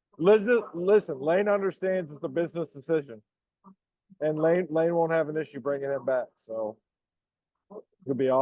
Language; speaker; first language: English; native; English